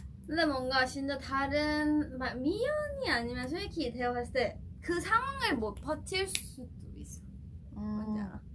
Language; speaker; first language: Korean; non-native, fluent; Thai